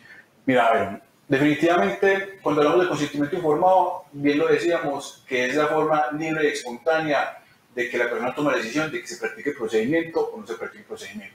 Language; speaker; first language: Spanish; native; Spanish